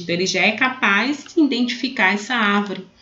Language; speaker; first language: Portuguese; native; Portuguese